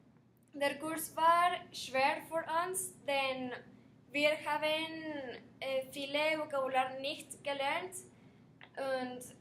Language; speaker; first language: German; non-native, learner; Spanish